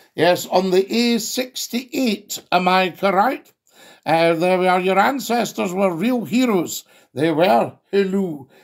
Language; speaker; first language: English; native; English